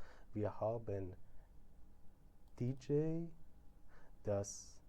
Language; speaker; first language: German; non-native, fluent; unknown